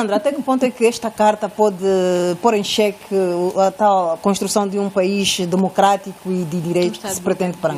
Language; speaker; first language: Portuguese; native; Portuguese